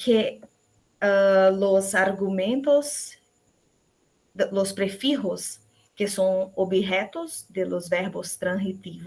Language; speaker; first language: Spanish; non-native, fluent; Portuguese